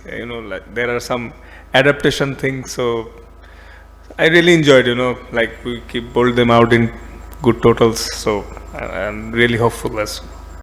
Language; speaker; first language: English; non-native, local second language; Bangla